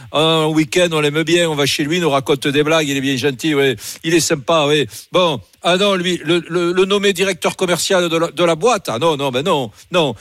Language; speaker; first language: French; native; French